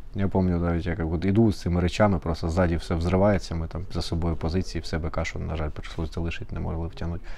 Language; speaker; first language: Ukrainian; native; Ukrainian